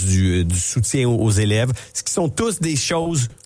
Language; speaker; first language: French; native; French